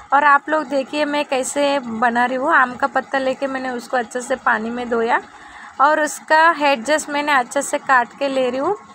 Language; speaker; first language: Hindi; non-native, local second language; Telugu